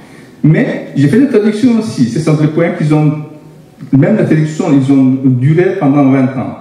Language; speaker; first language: French; non-native, fluent; Turkish